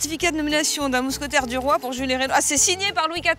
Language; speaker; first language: French; native; French